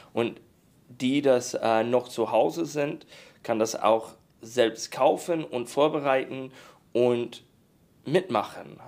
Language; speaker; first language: German; non-native, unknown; English